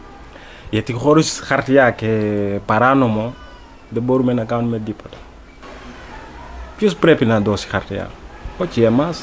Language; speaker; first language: Greek; non-native, learner; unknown